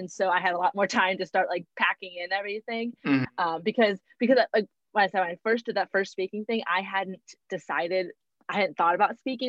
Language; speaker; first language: English; native; English